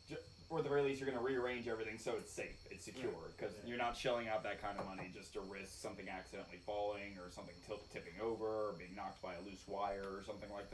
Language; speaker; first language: English; native; English